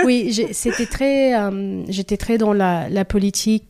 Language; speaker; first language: French; non-native, fluent; Kabuverdianu